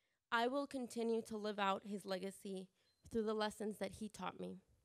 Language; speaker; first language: English; early bilingual, other home language; Spanish